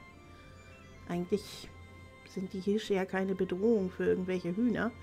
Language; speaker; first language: German; native; German